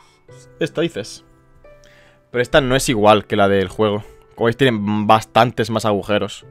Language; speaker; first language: Spanish; native; Spanish